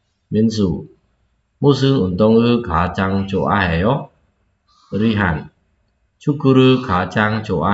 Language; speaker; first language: Korean; non-native, fluent; Khmer